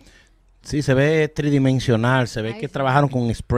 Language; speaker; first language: Spanish; native; Spanish